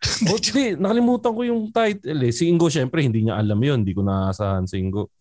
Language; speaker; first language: Filipino; native; Filipino